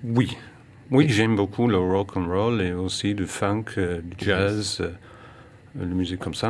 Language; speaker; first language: French; non-native, learner; English